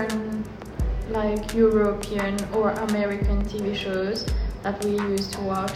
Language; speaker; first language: English; non-native, fluent; Morisyen